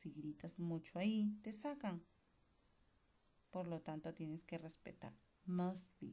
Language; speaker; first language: Spanish; native; Spanish